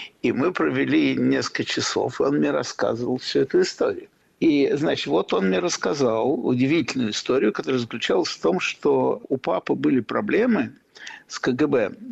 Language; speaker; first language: Russian; native; Russian